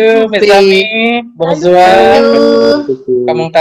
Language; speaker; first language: French; non-native, learner; Indonesian